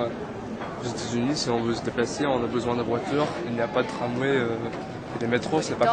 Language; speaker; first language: French; non-native, fluent; English